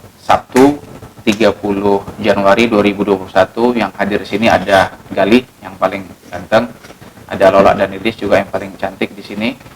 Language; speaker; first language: Indonesian; native; Indonesian